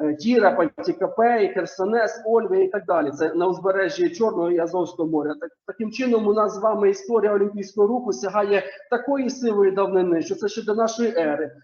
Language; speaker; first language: Ukrainian; native; Ukrainian